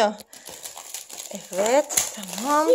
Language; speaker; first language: Turkish; non-native, learner; Russian